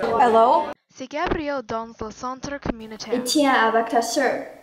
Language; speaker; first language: French; non-native, learner; English